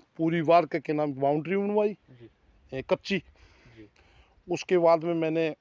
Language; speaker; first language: Hindi; native; Hindi